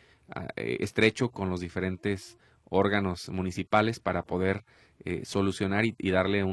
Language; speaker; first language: Spanish; native; Spanish